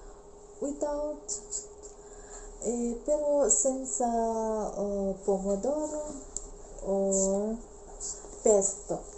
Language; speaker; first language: Italian; non-native, learner; Mizo